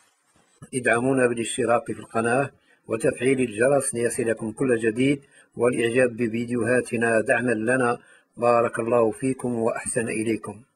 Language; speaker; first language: Arabic; native; Arabic